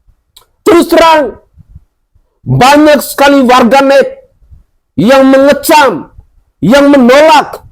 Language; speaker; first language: Indonesian; native; Indonesian